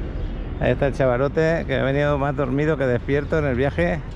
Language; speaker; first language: Spanish; native; Spanish